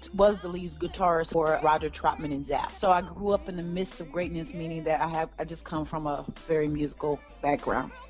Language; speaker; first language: English; native; English